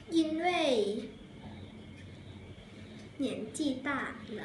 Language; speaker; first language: Chinese; non-native, learner; Thai